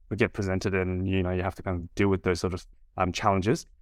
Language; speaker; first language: English; native; English